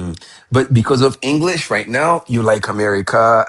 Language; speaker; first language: English; non-native, fluent; Amharic